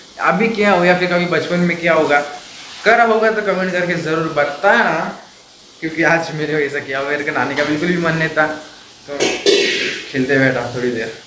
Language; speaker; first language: Hindi; non-native, local second language; Marathi